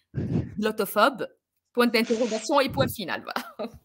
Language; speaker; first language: French; non-native, fluent; Arabic